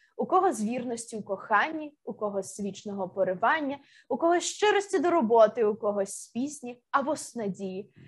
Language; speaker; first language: Ukrainian; native; Ukrainian